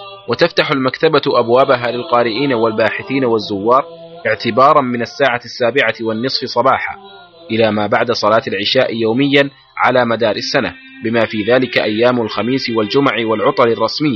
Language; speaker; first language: Arabic; native; Arabic